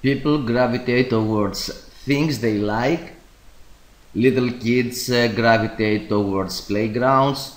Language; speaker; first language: English; non-native, fluent; Greek